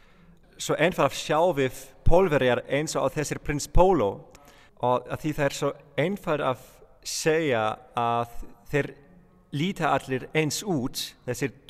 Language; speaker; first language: Icelandic; non-native, fluent; Polish